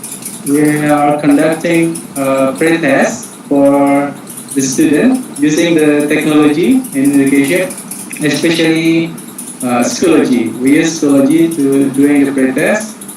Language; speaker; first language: English; non-native, fluent; Indonesian